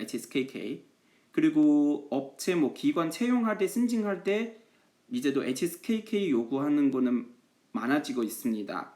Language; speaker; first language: Korean; non-native, fluent; Chinese